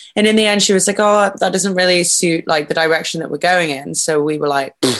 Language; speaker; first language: English; native; English